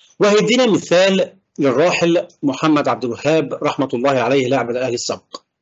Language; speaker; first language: Arabic; native; Arabic